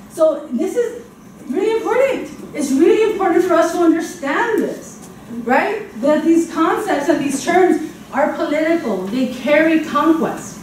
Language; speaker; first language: English; native; English